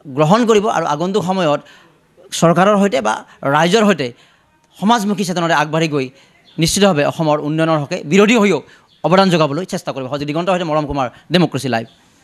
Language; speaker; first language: Assamese; native; Assamese